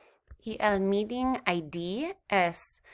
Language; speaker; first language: Spanish; non-native, learner; English